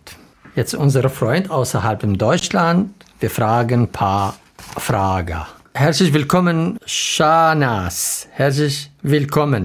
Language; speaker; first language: German; non-native, learner; Arabic